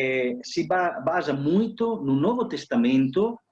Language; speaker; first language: Portuguese; non-native, fluent; Italian